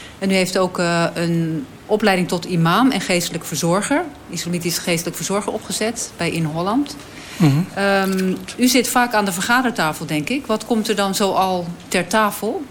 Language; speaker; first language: Dutch; native; Dutch